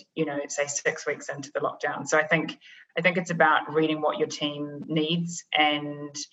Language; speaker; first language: English; native; English